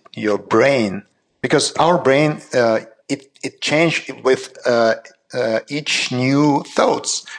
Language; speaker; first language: English; non-native, learner; Russian